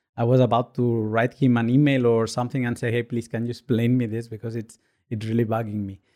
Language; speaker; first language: English; non-native, fluent; Spanish